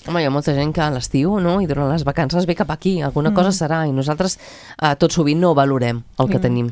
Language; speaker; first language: Catalan; native; Catalan